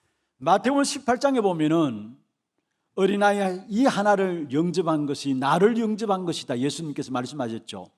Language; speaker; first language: Korean; native; Korean